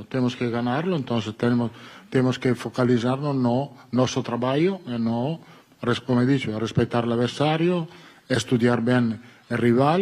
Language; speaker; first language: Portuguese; non-native, learner; Italian